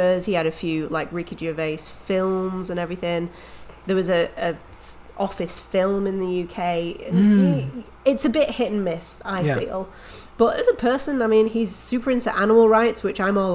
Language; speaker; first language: English; native; English